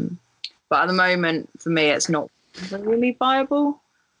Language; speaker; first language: English; native; English